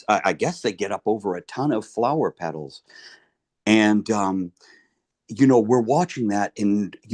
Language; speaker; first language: English; native; English